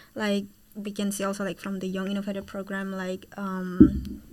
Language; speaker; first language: English; non-native, fluent; Indonesian